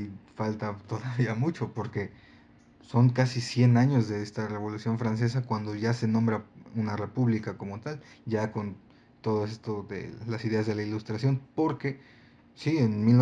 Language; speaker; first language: Spanish; native; Spanish